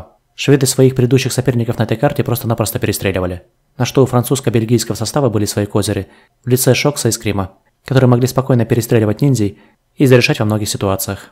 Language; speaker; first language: Russian; native; Russian